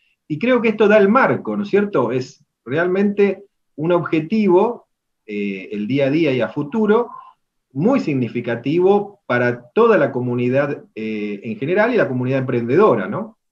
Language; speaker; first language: Spanish; native; Spanish